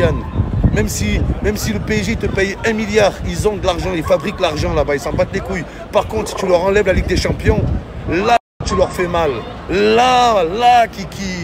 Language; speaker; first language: French; native; French